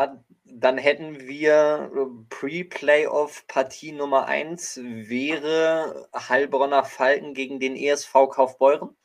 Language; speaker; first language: German; native; German